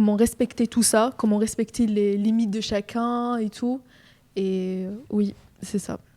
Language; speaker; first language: French; non-native, fluent; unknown